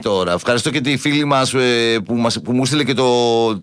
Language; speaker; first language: Greek; native; Greek